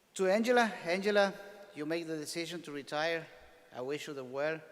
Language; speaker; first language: English; non-native, fluent; Spanish